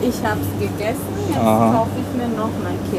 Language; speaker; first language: German; non-native, learner; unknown